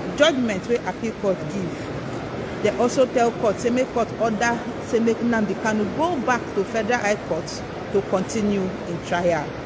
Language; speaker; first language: Nigerian Pidgin; native; Nigerian Pidgin